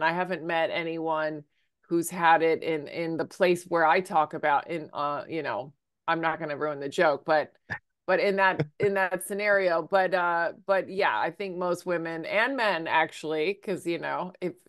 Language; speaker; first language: English; native; English